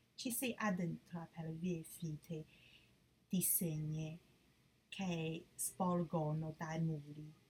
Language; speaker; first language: Italian; non-native, learner; Chinese